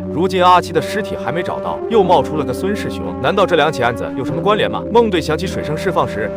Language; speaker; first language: Chinese; native; Chinese